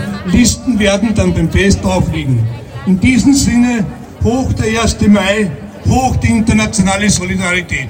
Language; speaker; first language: German; native; German